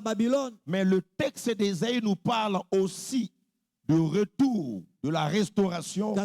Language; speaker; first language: French; non-native, local second language; Lingala